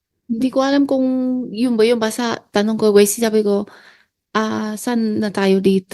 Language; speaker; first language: Filipino; non-native, learner; Chinese